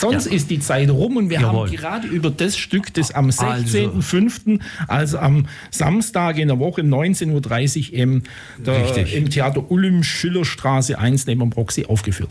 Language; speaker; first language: German; native; German